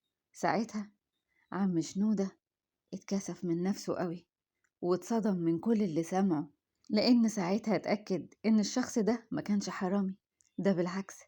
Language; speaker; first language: Arabic; native; Arabic